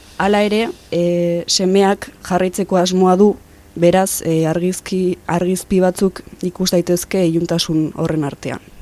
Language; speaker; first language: Basque; non-native, local second language; Spanish